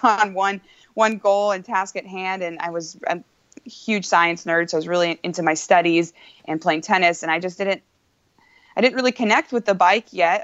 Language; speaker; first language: English; native; English